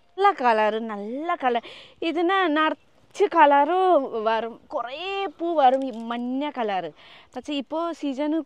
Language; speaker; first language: Malayalam; non-native, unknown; Nepali